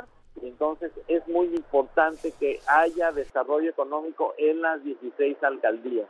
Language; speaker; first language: Spanish; native; Spanish